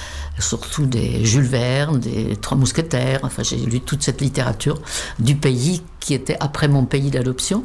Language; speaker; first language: French; non-native, fluent; Czech